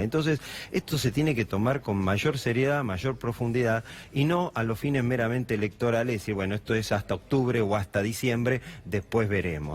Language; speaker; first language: Spanish; native; Spanish